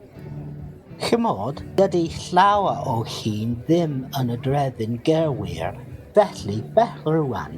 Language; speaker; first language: Welsh; non-native, learner; English